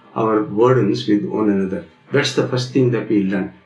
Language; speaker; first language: English; non-native, local second language; Tamil